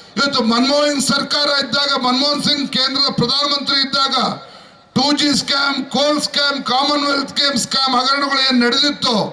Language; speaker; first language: Kannada; native; Kannada